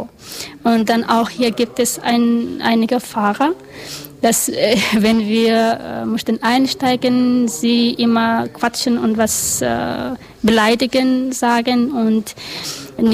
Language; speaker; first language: German; non-native, learner; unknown